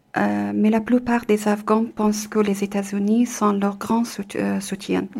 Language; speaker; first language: French; non-native, fluent; Persian